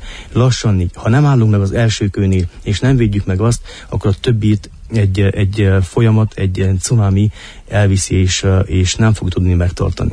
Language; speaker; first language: Hungarian; native; Hungarian